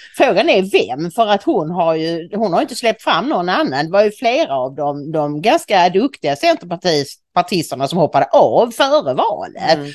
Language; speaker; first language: Swedish; native; Swedish